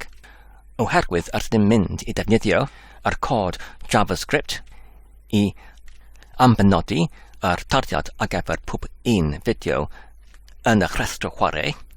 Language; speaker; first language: Welsh; non-native, learner; English